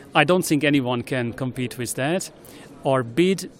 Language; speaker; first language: English; non-native, fluent; Hungarian